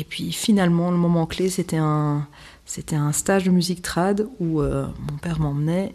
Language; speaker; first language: French; native; French